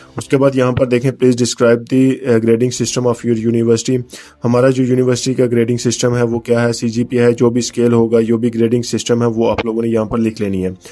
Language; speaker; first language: Urdu; native; Urdu